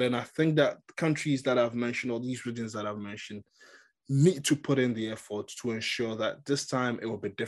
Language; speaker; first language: English; non-native, local second language; Akan